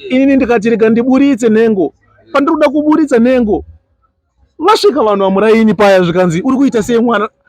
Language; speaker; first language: Shona; non-native, local second language; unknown